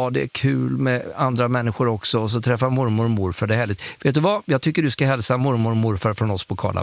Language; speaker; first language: Swedish; native; Swedish